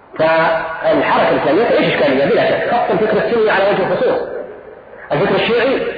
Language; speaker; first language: Arabic; native; Arabic